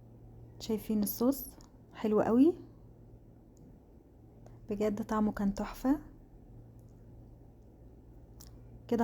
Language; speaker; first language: Arabic; native; Arabic